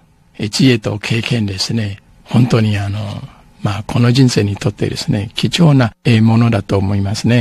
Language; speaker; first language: Japanese; non-native, fluent; Chinese